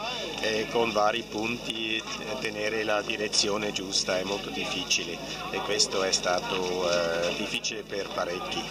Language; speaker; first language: Italian; non-native, local second language; German